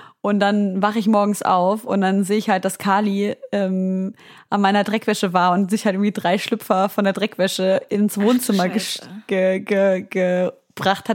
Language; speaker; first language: German; native; German